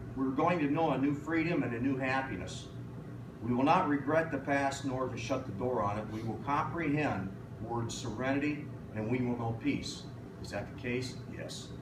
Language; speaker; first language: English; native; English